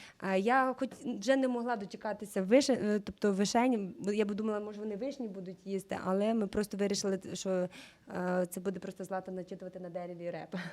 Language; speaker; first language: Ukrainian; native; Ukrainian